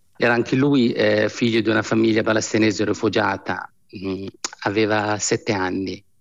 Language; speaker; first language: Italian; non-native, fluent; Arabic